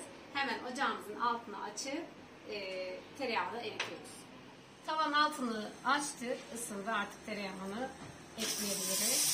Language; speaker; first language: Turkish; native; Turkish